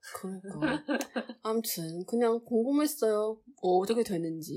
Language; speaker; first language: Korean; non-native, learner; Chinese